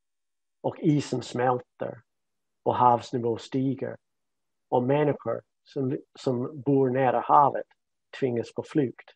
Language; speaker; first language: Swedish; non-native, fluent; English